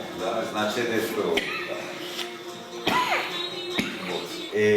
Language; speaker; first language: Russian; non-native, learner; Spanish